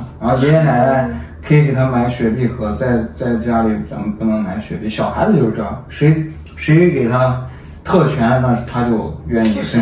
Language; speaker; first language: Chinese; native; Chinese